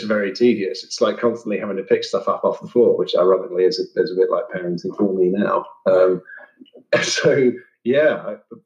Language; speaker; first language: English; native; English